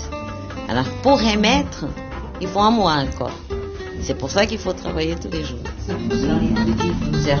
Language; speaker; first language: French; non-native, fluent; Portuguese